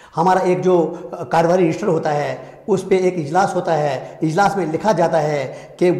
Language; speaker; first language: Hindi; native; Hindi